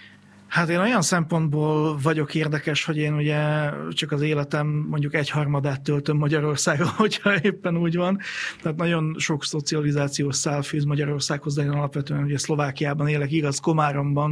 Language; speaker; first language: Hungarian; native; Hungarian